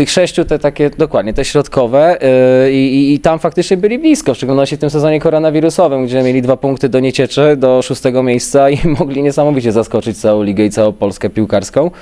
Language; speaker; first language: Polish; native; Polish